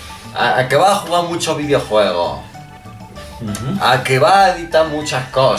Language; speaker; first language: Spanish; native; Spanish